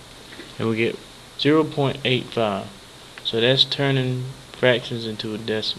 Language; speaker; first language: English; native; English